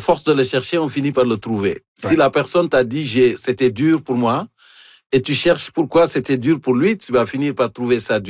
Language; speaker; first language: French; native; French